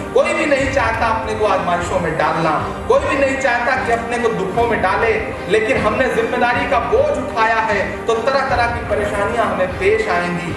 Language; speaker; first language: Urdu; native; Urdu